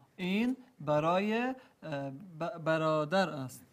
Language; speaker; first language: Persian; non-native, learner; Arabic